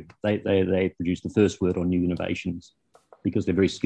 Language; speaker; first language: English; native; English